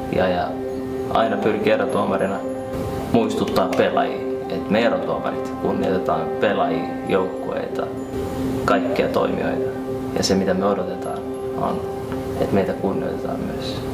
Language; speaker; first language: Finnish; early bilingual, other home language; Arabic